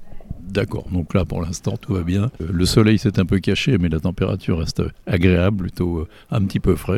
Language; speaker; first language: French; native; French